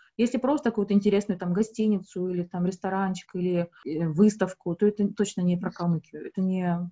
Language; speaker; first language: Russian; native; Russian